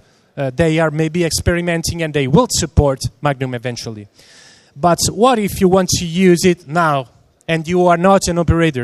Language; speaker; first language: English; non-native, fluent; Italian